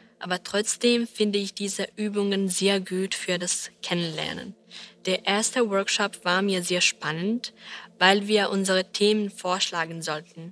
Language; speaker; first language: German; non-native, learner; Serbian